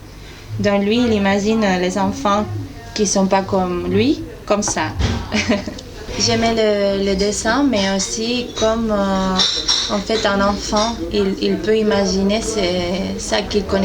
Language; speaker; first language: French; non-native, fluent; Spanish